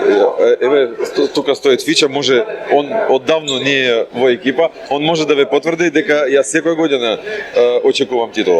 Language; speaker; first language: Macedonian; non-native, fluent; Russian